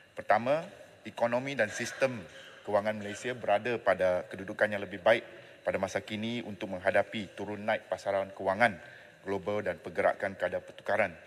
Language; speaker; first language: Malay; non-native, local second language; Chinese